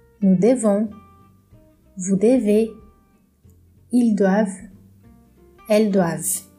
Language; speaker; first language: French; non-native, fluent; Portuguese